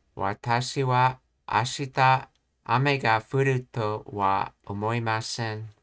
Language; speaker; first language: Japanese; non-native, learner; English